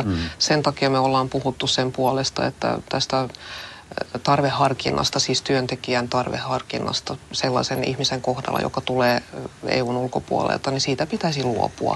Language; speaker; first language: Finnish; non-native, local second language; Swedish